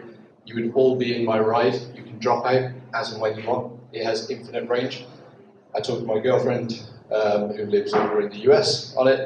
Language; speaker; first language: English; native; English